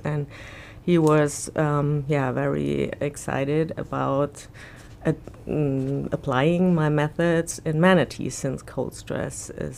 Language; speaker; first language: English; non-native, fluent; German